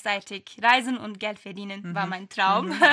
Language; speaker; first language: German; non-native, learner; Turkish